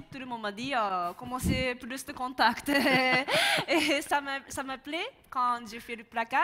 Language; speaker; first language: French; non-native, learner; Japanese